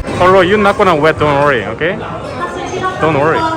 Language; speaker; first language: English; non-native, learner; Korean